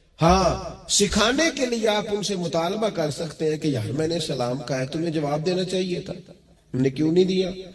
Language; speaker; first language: Urdu; non-native, local second language; Punjabi